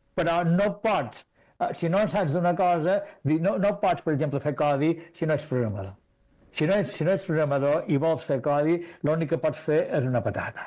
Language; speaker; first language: Catalan; native; Catalan